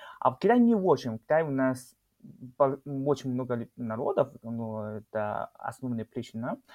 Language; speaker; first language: Russian; non-native, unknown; Chinese